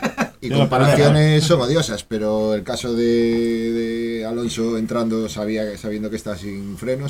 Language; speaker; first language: Spanish; native; Spanish